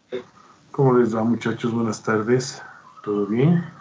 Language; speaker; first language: Spanish; native; Spanish